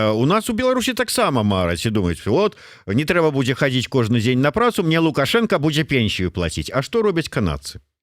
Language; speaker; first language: Belarusian; native; Belarusian